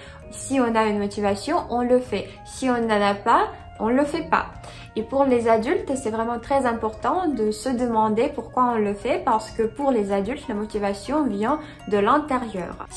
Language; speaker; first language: French; non-native, fluent; Russian